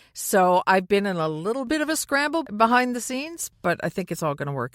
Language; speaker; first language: English; native; English